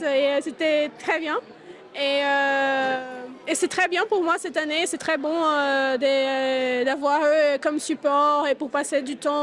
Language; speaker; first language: French; non-native, learner; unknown